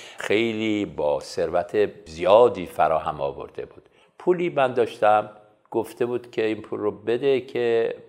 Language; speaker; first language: Persian; native; Persian